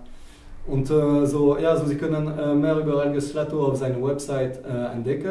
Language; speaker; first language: German; non-native, fluent; French